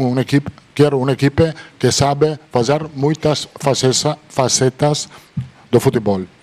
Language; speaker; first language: Portuguese; non-native, fluent; Italian